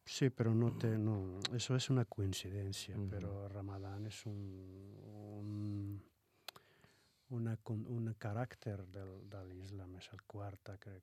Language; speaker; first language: Catalan; non-native, fluent; Arabic